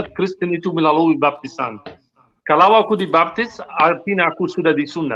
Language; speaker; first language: Indonesian; non-native, fluent; Arabic